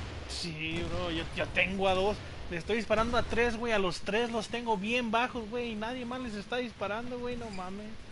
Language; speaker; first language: Spanish; early bilingual, heritage; Spanish